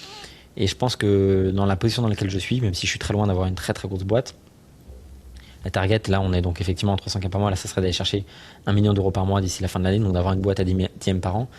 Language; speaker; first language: French; native; French